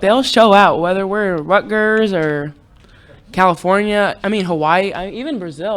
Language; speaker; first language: English; native; English